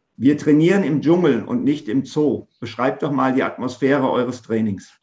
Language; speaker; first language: German; native; German